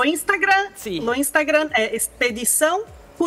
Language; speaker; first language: Spanish; non-native, learner; Portuguese